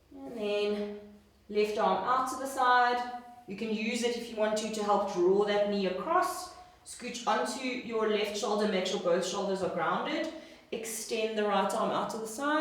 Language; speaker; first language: English; native; English